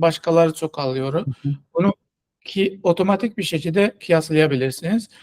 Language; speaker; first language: Turkish; non-native, fluent; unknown